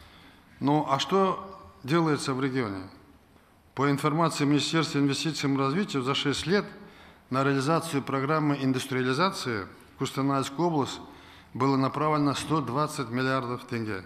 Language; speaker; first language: Russian; non-native, local second language; Kazakh